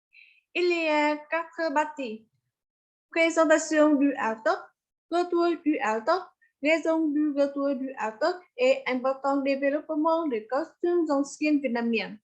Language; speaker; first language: French; non-native, learner; Vietnamese